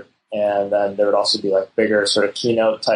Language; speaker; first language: English; native; English